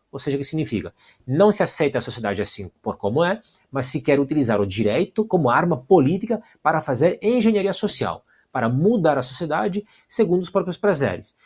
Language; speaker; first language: Portuguese; non-native, fluent; Italian